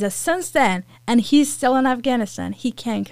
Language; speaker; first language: English; non-native, fluent; Persian